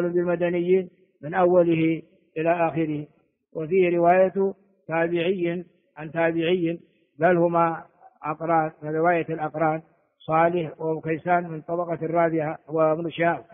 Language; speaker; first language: Arabic; non-native, fluent; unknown